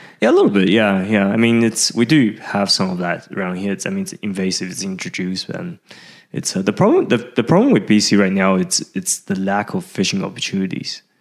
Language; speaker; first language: English; early bilingual, other home language; Chinese